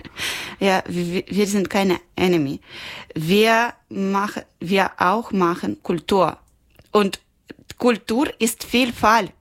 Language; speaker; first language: German; non-native, learner; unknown